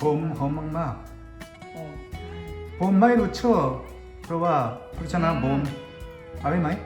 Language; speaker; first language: Thai; non-native, learner; Korean